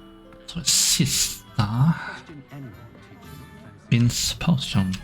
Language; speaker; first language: Swedish; non-native, learner; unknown